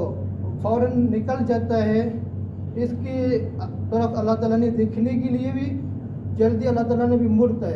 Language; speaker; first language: Hindi; non-native, fluent; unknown